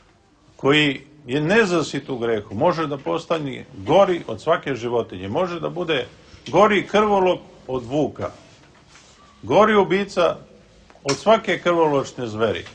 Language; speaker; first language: Serbian; native; Serbian